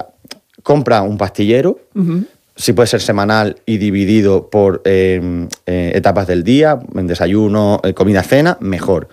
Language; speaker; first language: Spanish; native; Spanish